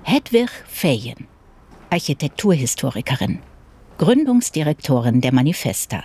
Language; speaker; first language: German; native; German